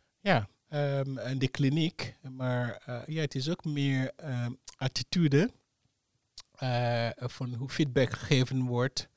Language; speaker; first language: Dutch; non-native, fluent; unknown